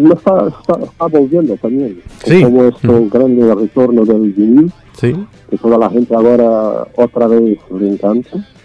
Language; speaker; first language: Spanish; non-native, learner; Portuguese